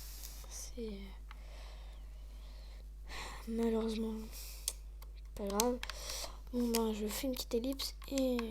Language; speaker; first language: French; native; French